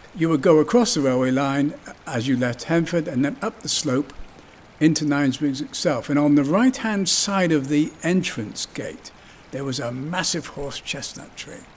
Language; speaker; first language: English; native; English